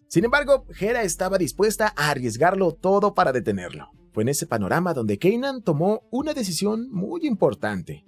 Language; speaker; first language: Spanish; native; Spanish